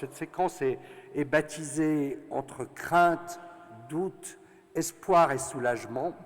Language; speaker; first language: French; native; French